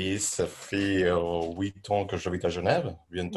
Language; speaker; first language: French; non-native, learner; Spanish